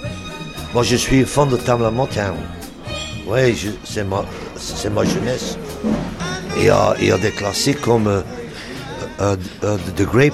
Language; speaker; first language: French; non-native, local second language; Dutch